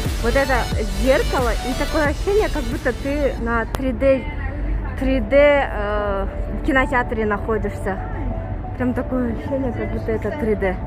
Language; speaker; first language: Russian; non-native, local second language; Kyrgyz